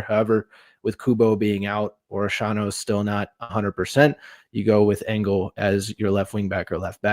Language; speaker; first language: English; native; English